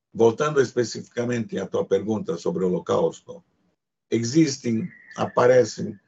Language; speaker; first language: Portuguese; non-native, fluent; Hungarian